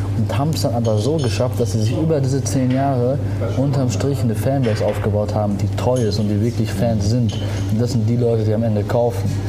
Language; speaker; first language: German; early bilingual, other home language; Arabic